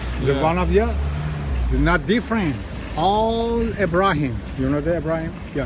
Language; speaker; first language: English; non-native, learner; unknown